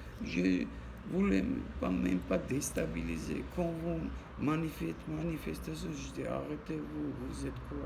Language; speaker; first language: French; non-native, learner; Armenian